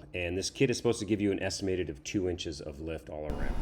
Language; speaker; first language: English; native; English